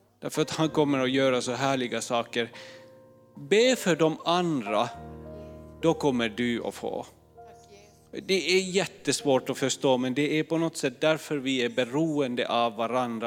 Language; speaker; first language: Swedish; non-native, fluent; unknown